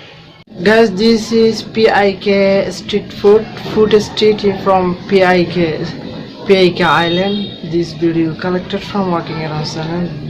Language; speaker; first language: English; non-native, learner; Bangla